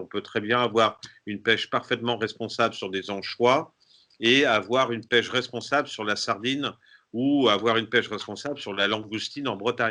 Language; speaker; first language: French; native; French